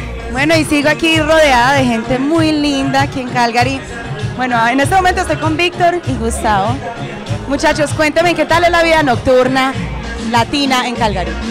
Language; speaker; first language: Spanish; native; Spanish